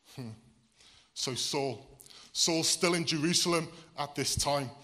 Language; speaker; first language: English; native; English